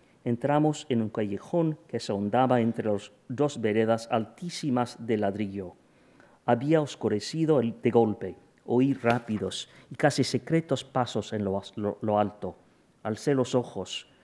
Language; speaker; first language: Spanish; non-native, fluent; English